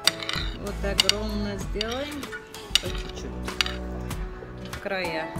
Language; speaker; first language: Russian; non-native, learner; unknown